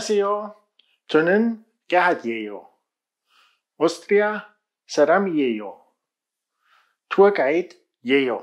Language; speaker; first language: Korean; non-native, learner; German